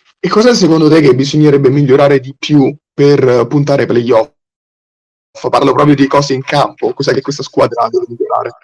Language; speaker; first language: Italian; native; Italian